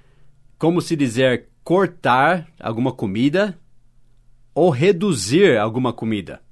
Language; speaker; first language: Portuguese; non-native, fluent; English